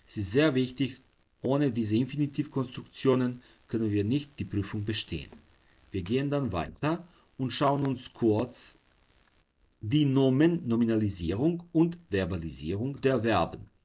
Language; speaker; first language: German; non-native, fluent; Serbian